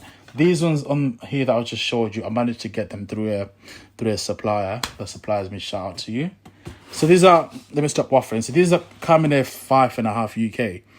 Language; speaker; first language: English; native; English